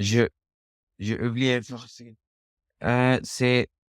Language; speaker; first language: French; non-native, learner; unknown